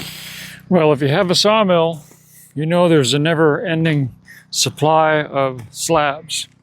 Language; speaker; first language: English; native; English